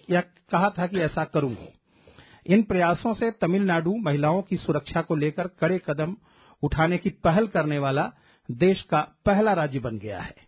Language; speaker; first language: Hindi; native; Hindi